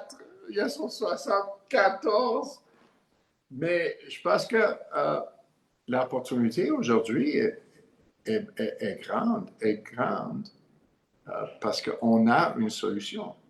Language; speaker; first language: French; non-native, learner; English